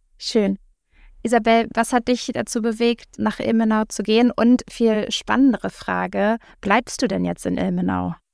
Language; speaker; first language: German; native; German